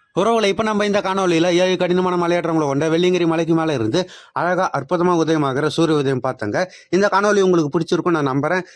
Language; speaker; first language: Tamil; native; Tamil